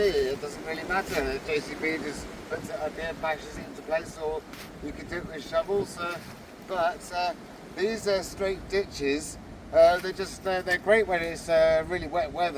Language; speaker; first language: English; native; English